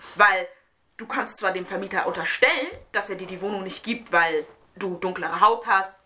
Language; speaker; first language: German; native; German